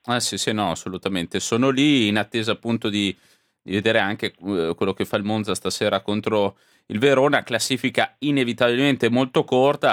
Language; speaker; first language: Italian; native; Italian